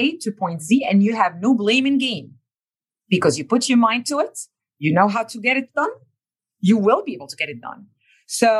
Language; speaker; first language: English; non-native, fluent; Arabic